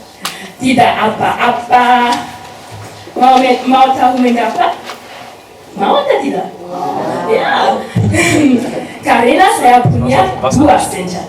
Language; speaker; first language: Indonesian; non-native, learner; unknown